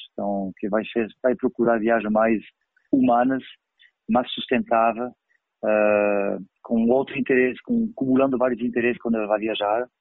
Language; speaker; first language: Portuguese; non-native, fluent; French